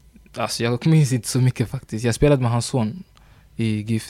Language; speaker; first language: Swedish; early bilingual, other home language; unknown